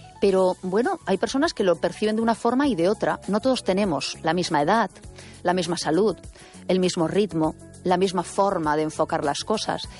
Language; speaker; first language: Spanish; native; Spanish